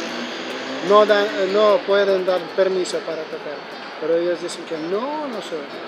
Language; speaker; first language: Spanish; non-native, learner; Ukrainian